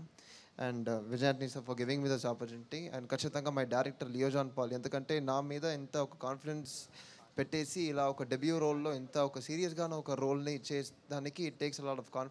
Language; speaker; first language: Telugu; non-native, learner; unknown